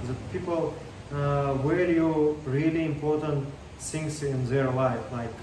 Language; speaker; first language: English; non-native, learner; Russian